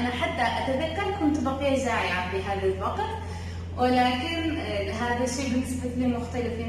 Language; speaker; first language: Arabic; non-native, learner; Turkish